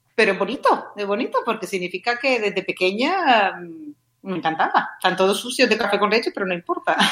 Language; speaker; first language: Spanish; native; Spanish